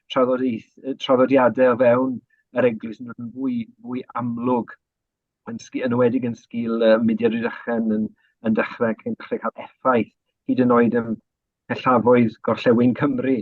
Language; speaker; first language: Welsh; native; Welsh